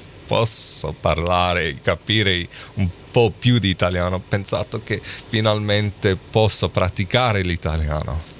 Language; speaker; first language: Italian; non-native, learner; English